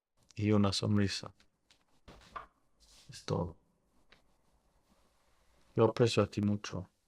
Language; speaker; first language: Spanish; early bilingual, heritage; Spanish